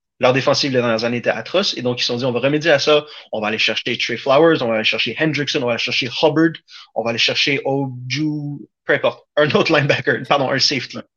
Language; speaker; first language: French; native; French